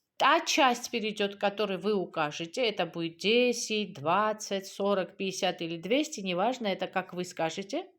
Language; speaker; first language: Russian; non-native, local second language; Georgian